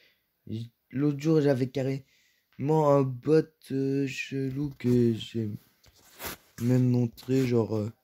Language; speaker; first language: French; native; French